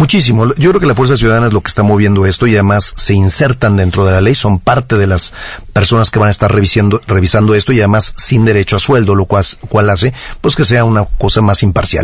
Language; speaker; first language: Spanish; native; Spanish